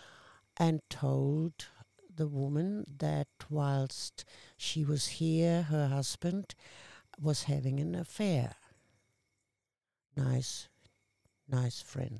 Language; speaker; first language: English; non-native, fluent; German